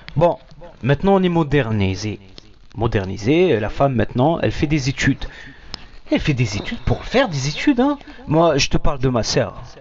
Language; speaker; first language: French; non-native, local second language; Arabic